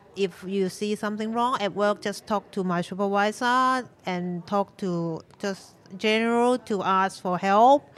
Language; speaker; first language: English; non-native, local second language; Cantonese